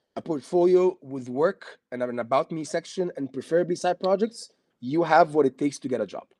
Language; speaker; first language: English; non-native, fluent; Arabic